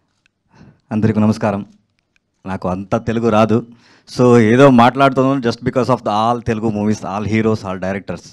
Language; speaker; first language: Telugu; non-native, learner; Kannada